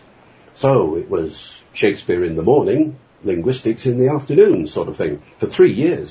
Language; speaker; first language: English; native; English